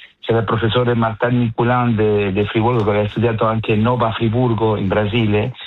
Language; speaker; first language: Italian; non-native, fluent; Spanish